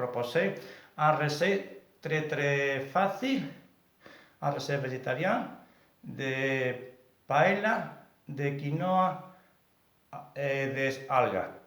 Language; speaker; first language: French; non-native, learner; Spanish